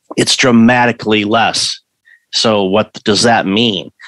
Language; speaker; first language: English; native; English